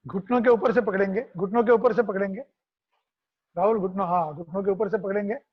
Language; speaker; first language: Hindi; non-native, local second language; Marathi